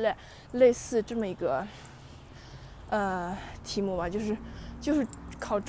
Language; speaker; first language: Chinese; early bilingual, heritage; Chinese